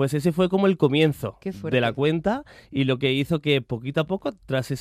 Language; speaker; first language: Spanish; native; Spanish